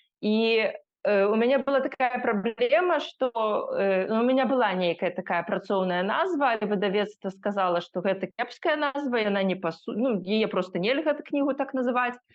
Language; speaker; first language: Belarusian; non-native, local second language; Russian